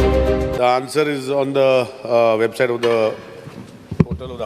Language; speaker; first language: English; non-native, local second language; Konkani